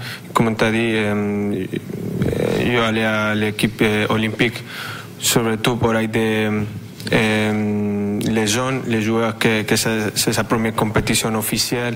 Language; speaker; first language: French; non-native, fluent; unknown